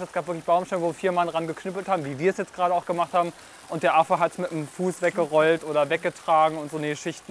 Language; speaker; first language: German; native; German